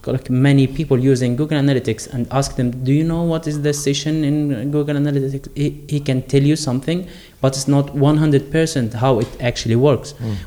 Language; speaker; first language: English; non-native, fluent; Arabic